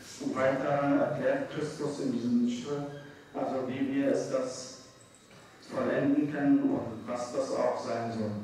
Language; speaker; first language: German; non-native, fluent; Arabic